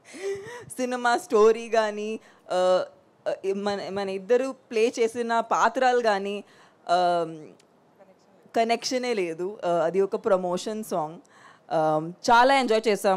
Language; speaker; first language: Telugu; non-native, fluent; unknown